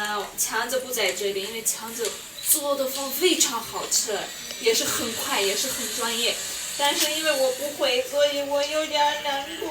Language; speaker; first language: Chinese; non-native, fluent; Armenian